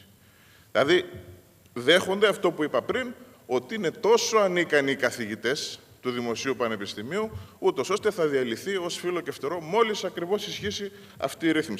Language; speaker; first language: Greek; native; Greek